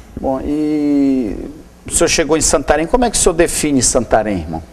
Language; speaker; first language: Portuguese; native; Portuguese